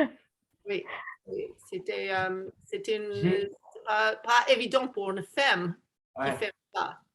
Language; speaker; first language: French; non-native, learner; English